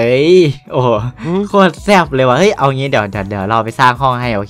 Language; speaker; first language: Thai; native; Thai